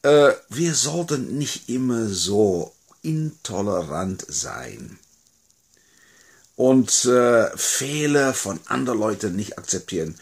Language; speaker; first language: German; non-native, fluent; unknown